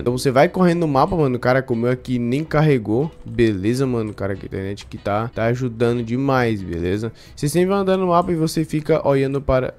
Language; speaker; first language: Portuguese; native; Portuguese